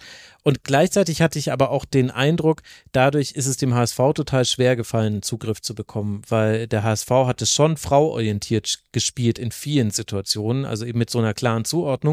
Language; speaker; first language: German; native; German